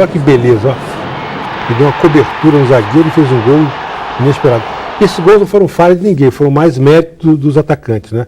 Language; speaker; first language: Portuguese; native; Portuguese